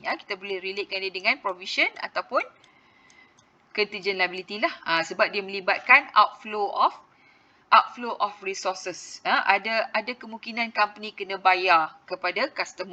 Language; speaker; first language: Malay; native; Malay